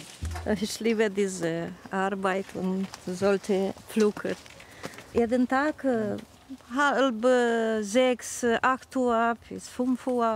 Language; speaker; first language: German; non-native, learner; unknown